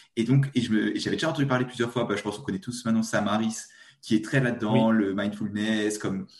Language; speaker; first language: French; native; French